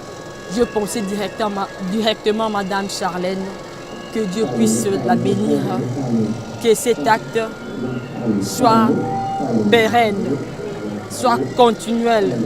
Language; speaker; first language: French; non-native, local second language; Lingala